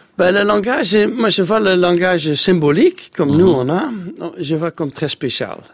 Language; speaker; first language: French; non-native, fluent; Dutch